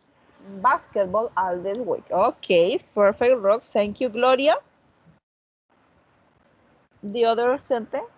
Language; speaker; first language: English; non-native, learner; Spanish